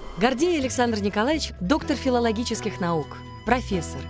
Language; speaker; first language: Russian; native; Russian